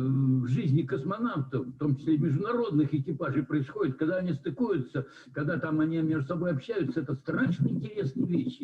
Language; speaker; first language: Russian; native; Russian